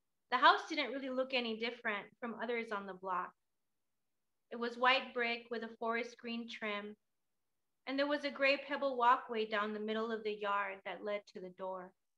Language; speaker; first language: English; early bilingual, other home language; Spanish